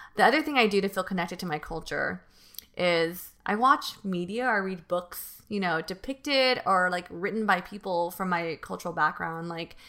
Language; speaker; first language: English; native; English